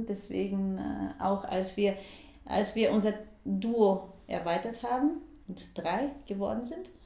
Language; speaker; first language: German; non-native, fluent; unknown